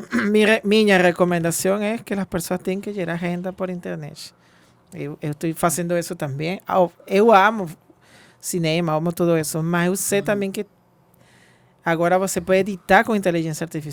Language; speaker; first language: Portuguese; non-native, fluent; Spanish